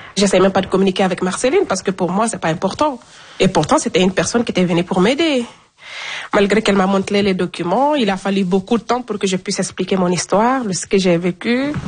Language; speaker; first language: French; non-native, local second language; Fula